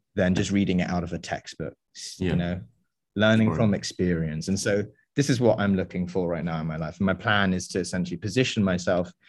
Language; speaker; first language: English; native; English